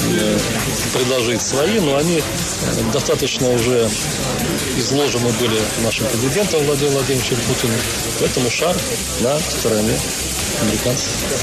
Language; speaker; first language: Russian; native; Russian